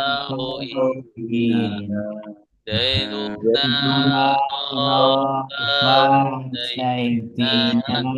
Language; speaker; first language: Arabic; non-native, fluent; Indonesian